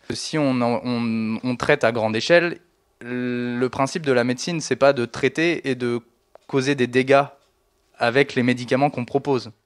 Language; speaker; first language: French; native; French